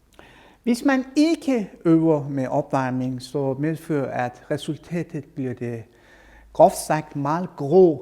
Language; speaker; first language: Danish; non-native, fluent; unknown